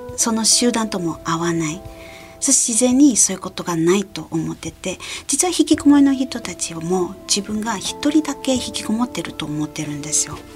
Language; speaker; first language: Japanese; non-native, fluent; Malay